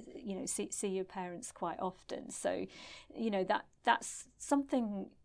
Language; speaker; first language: English; native; English